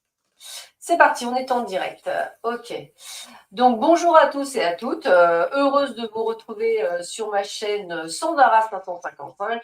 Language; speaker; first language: French; native; French